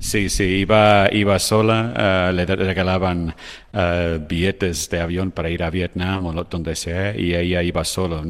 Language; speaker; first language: Spanish; non-native, fluent; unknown